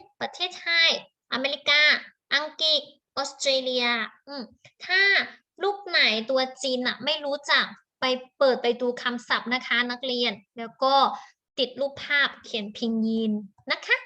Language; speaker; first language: Thai; native; Thai